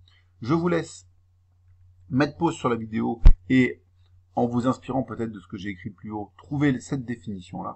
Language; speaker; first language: French; native; French